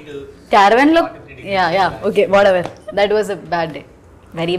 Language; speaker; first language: Telugu; non-native, fluent; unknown